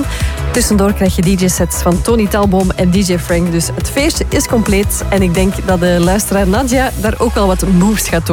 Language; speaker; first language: Dutch; native; Dutch